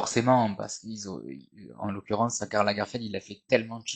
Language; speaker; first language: French; native; French